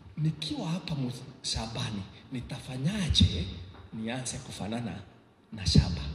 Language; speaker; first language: Swahili; native; Swahili